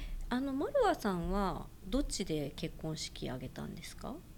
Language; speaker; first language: Japanese; native; Japanese